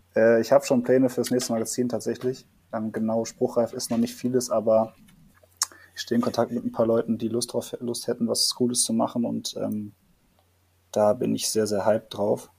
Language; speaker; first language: German; native; German